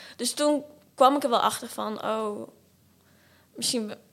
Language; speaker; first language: Dutch; early bilingual, other home language; Portuguese